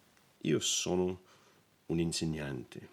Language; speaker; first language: Italian; non-native, learner; English